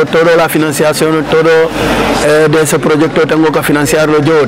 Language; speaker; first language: Spanish; non-native, fluent; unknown